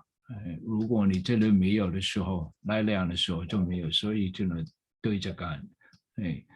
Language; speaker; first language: Chinese; non-native, fluent; English